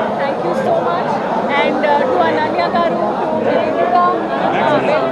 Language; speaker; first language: Telugu; non-native, learner; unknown